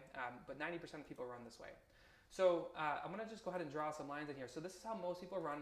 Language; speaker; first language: English; native; English